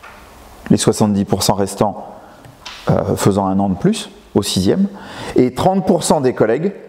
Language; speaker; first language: French; native; French